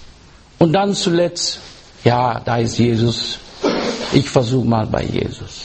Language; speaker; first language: German; non-native, learner; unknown